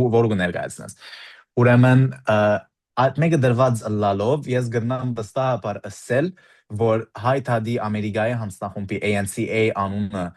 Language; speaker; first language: Armenian; early bilingual, heritage; Armenian